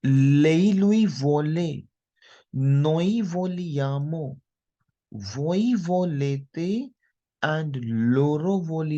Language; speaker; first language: Italian; non-native, fluent; Hindi